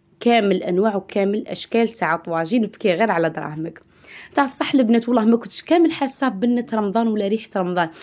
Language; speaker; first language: Arabic; native; Arabic